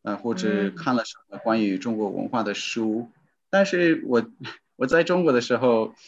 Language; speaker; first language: Chinese; non-native, fluent; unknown